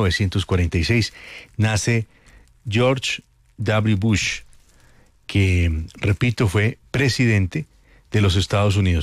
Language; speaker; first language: Spanish; native; Spanish